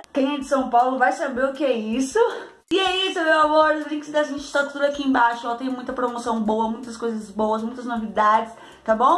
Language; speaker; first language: Portuguese; native; Portuguese